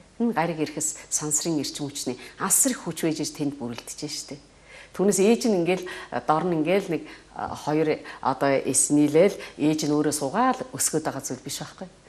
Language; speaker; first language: Mongolian; native; Mongolian